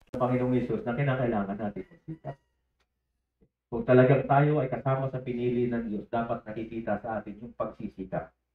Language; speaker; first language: Filipino; native; Filipino